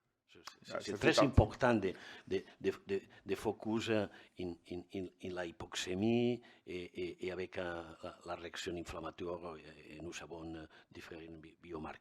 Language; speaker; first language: French; non-native, learner; Catalan